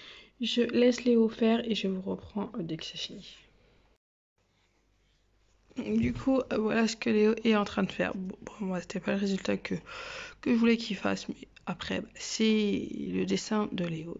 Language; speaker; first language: French; native; French